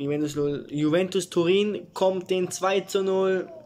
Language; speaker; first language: German; early bilingual, other home language; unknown